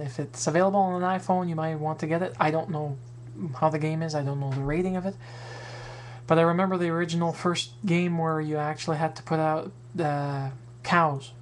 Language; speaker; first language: English; native; English